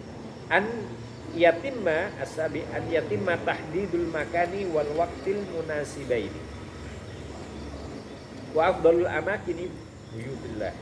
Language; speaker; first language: Arabic; non-native, fluent; Indonesian